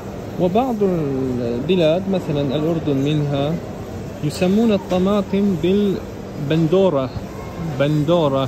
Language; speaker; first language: Arabic; non-native, fluent; Russian